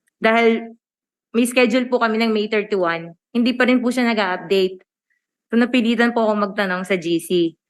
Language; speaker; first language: Filipino; native; Filipino